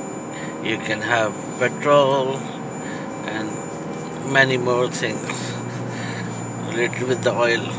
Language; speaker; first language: English; non-native, fluent; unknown